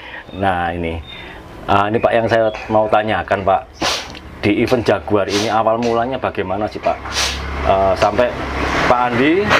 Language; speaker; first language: Indonesian; native; Indonesian